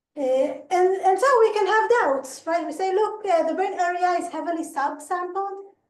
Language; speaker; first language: English; non-native, fluent; Hebrew